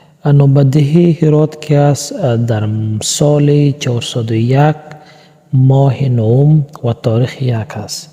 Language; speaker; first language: Persian; non-native, local second language; Pashto